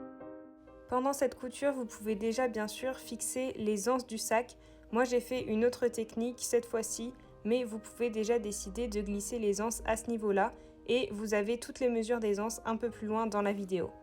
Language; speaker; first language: French; native; French